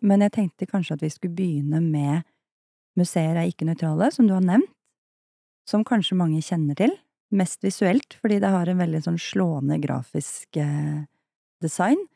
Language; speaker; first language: Norwegian; native; Norwegian